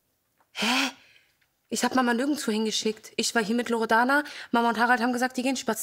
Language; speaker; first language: German; native; German